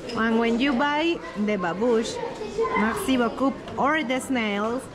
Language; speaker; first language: English; non-native, fluent; Spanish